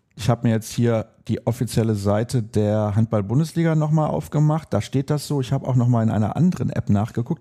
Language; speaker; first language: German; native; German